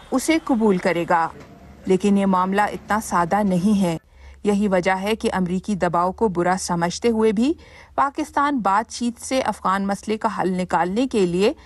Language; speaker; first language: Urdu; native; Urdu